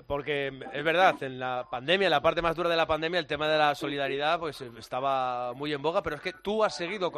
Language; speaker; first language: Spanish; native; Spanish